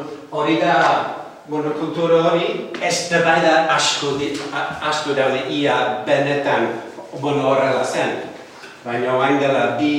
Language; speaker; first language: Basque; non-native, fluent; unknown